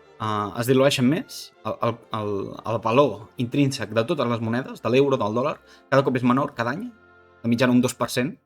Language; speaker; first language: Catalan; native; Catalan